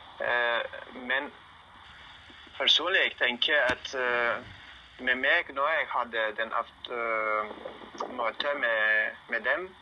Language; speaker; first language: Norwegian; non-native, learner; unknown